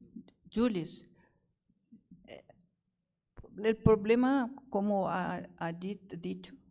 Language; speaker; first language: Spanish; non-native, learner; Portuguese